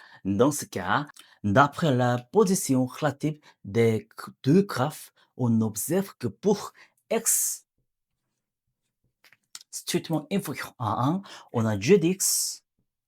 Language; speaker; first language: French; non-native, learner; Korean